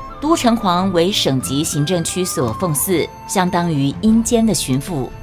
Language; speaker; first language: Chinese; native; Chinese